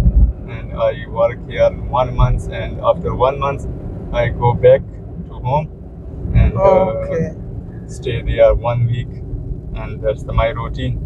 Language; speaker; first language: English; non-native, learner; Pashto